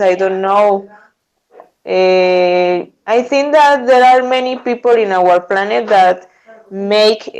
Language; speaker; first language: English; non-native, learner; Spanish